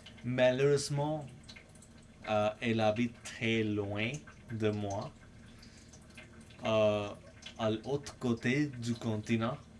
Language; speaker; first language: French; non-native, fluent; English